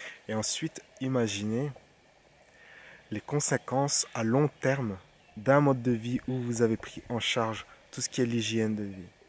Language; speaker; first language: French; non-native, fluent; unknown